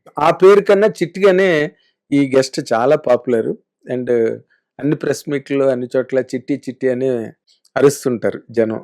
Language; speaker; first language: Telugu; native; Telugu